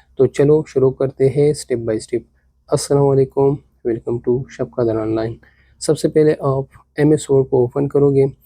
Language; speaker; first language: Urdu; non-native, local second language; Pashto